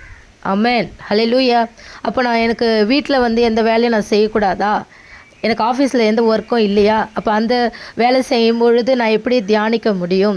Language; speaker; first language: Tamil; native; Tamil